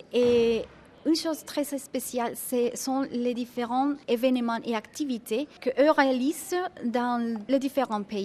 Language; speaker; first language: French; non-native, fluent; Spanish